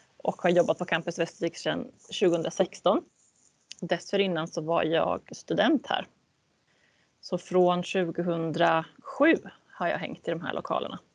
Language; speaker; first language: Swedish; native; Swedish